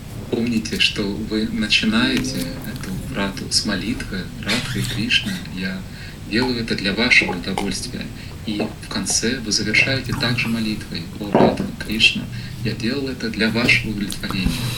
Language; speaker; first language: Russian; native; Russian